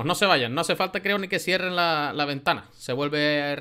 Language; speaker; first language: Spanish; native; Spanish